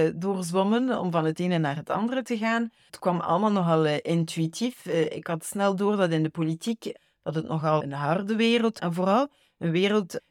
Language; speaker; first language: Dutch; native; Dutch